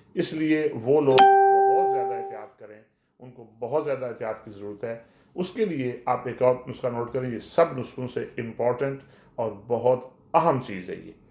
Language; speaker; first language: Urdu; non-native, local second language; Punjabi